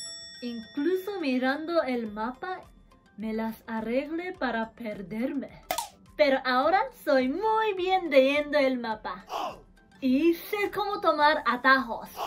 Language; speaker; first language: Spanish; non-native, learner; Japanese